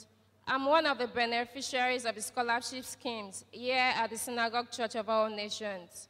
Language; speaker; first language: English; non-native, local second language; Yoruba